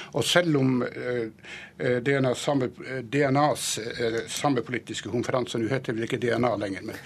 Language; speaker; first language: Norwegian; native; Norwegian